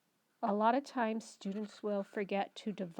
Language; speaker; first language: English; native; English